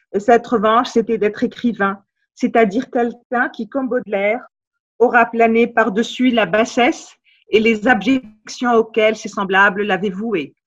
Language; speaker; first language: French; non-native, local second language; Arabic